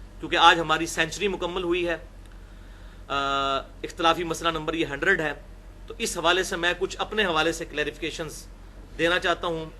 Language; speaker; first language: Urdu; non-native, local second language; Punjabi